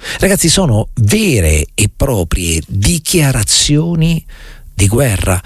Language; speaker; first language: Italian; native; Italian